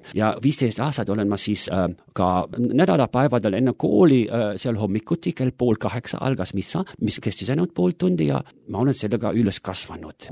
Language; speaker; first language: Estonian; non-native, fluent; German